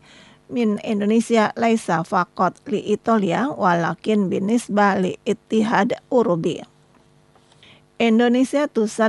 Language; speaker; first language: Arabic; non-native, fluent; Indonesian